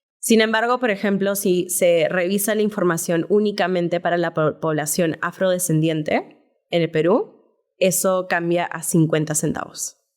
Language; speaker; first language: Spanish; early bilingual, heritage; Spanish